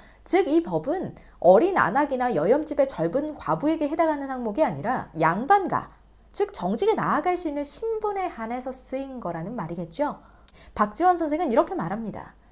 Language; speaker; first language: Korean; native; Korean